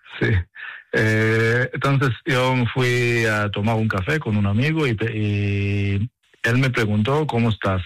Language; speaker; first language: Spanish; non-native, learner; Hebrew